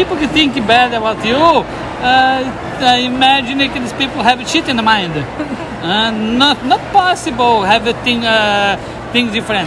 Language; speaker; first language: English; non-native, learner; Portuguese